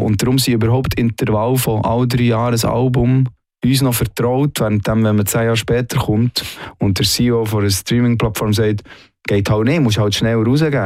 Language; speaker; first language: German; native; German